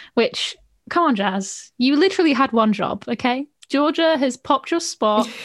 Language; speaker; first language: English; native; English